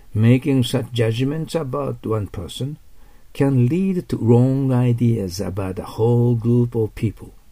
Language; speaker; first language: English; non-native, fluent; Japanese